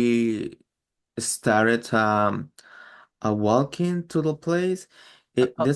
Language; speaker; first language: English; non-native, learner; Spanish